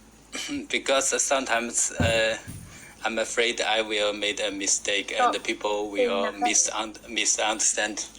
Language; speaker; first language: English; non-native, learner; Chinese